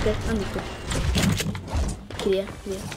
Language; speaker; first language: English; native; English